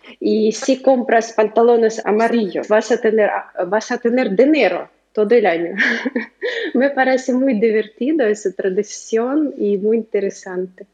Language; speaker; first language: Spanish; non-native, learner; Russian